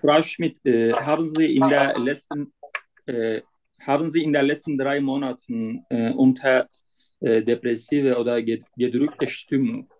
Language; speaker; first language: German; non-native, learner; Turkish